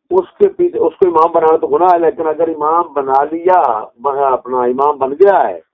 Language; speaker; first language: Urdu; non-native, local second language; Punjabi